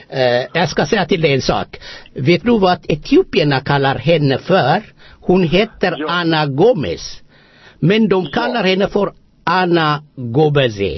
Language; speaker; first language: Swedish; non-native, fluent; Amharic